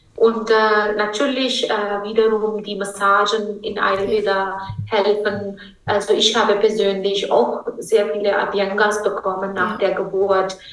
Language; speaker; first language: German; non-native, fluent; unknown